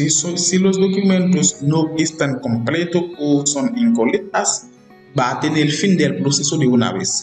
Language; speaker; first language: Spanish; non-native, learner; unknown